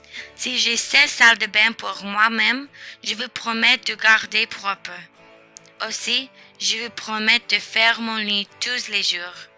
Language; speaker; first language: French; non-native, learner; English